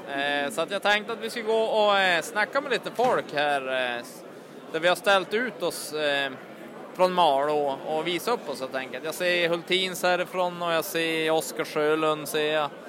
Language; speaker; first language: Swedish; native; Swedish